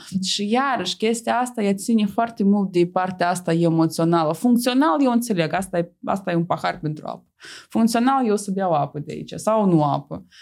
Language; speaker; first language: Romanian; non-native, local second language; Russian